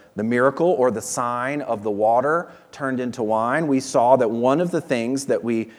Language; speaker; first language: English; native; English